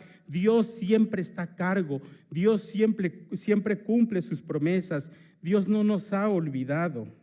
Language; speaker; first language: Spanish; native; Spanish